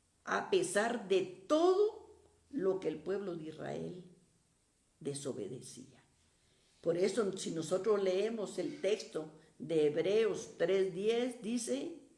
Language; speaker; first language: Spanish; native; Spanish